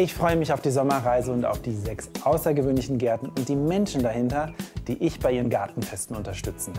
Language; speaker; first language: German; native; German